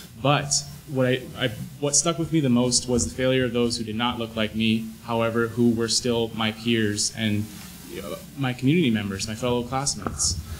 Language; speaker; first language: English; early bilingual, other home language; Spanish